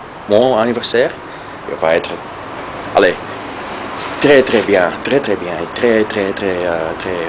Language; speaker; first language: French; non-native, local second language; Dutch